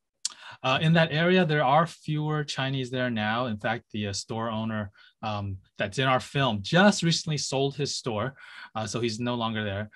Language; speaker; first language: English; native; English